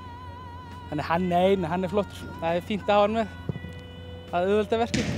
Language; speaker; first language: Icelandic; native; Icelandic